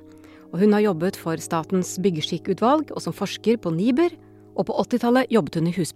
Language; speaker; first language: Norwegian; native; Norwegian